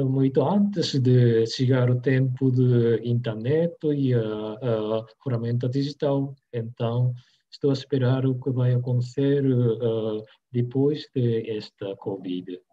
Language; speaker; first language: Portuguese; non-native, learner; Japanese